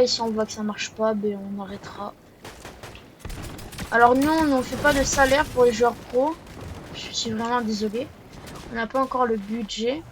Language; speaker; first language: French; native; French